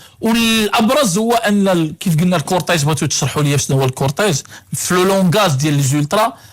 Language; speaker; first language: Arabic; native; Arabic